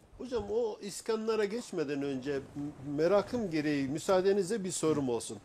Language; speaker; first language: Turkish; native; Turkish